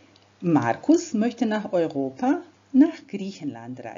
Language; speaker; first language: German; non-native, fluent; Croatian